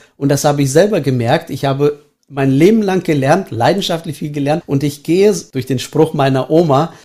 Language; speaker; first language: German; early bilingual, heritage; Estonian